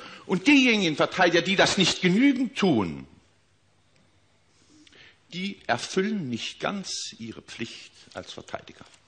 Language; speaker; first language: German; native; German